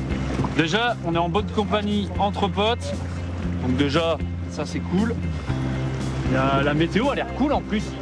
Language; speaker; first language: French; native; French